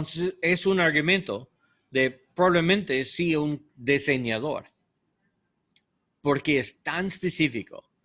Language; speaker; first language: Spanish; non-native, learner; English